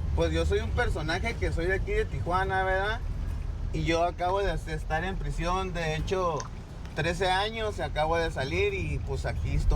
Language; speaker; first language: Spanish; native; Spanish